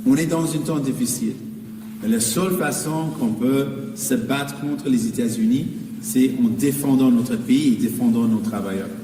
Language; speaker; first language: French; non-native, fluent; English